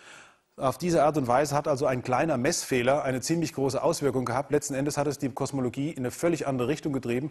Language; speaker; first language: German; native; German